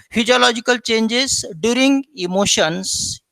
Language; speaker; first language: English; non-native, local second language; Marathi